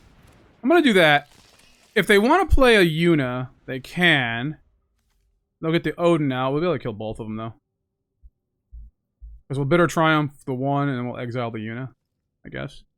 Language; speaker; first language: English; native; English